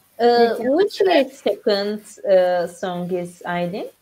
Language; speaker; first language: English; non-native, learner; Turkish